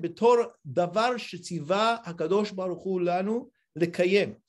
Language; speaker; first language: Hebrew; non-native, fluent; English